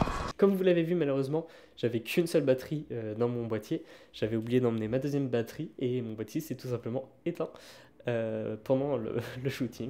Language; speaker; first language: French; native; French